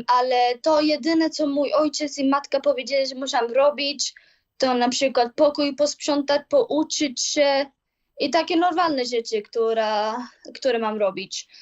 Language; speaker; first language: Polish; early bilingual, heritage; Polish